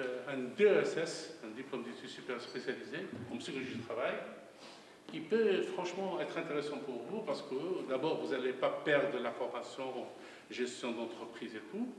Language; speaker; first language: French; non-native, local second language; Arabic